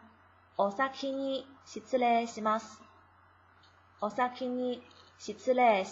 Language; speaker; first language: Japanese; non-native, fluent; Chinese